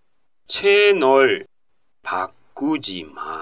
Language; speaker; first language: Korean; non-native, fluent; Japanese